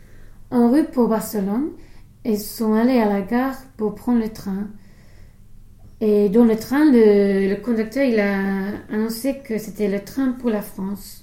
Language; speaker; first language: French; non-native, learner; English